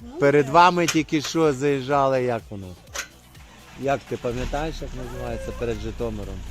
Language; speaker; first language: Ukrainian; native; Ukrainian